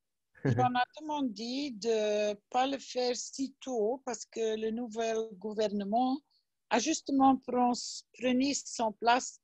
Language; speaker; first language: French; non-native, learner; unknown